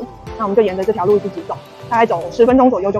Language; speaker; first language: Chinese; native; Chinese